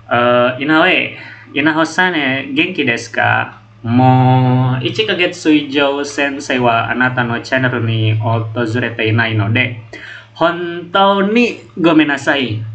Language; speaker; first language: Japanese; non-native, learner; Indonesian